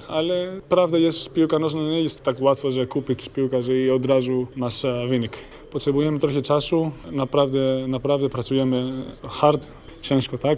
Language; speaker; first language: Polish; non-native, learner; Greek